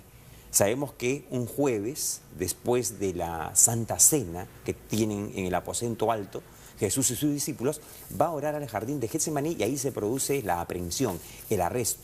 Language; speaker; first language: Spanish; native; Spanish